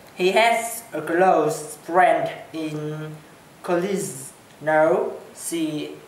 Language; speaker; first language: English; non-native, learner; Chinese